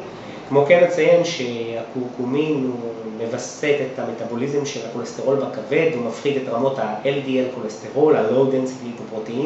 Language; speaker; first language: Hebrew; native; Hebrew